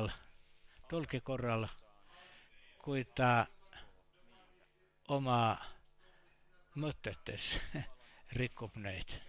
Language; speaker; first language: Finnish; non-native, learner; Estonian